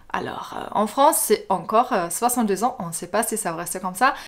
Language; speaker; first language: French; non-native, fluent; German